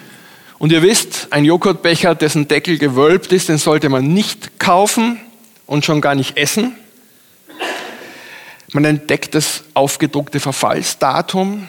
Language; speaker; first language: German; native; German